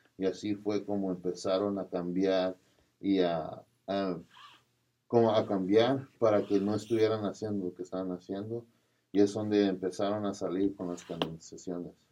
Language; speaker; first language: Spanish; non-native, learner; English